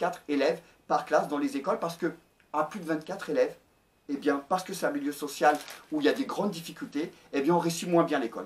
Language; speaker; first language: French; native; French